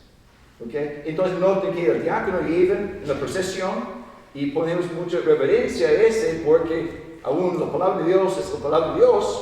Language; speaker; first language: Spanish; non-native, fluent; English